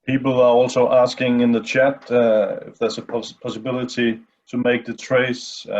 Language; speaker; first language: English; non-native, fluent; Danish